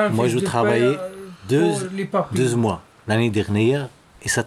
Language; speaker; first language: French; non-native, learner; Arabic